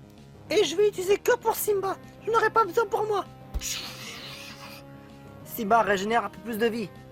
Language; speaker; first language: French; native; French